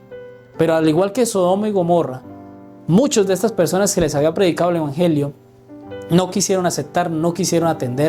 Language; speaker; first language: Spanish; native; Spanish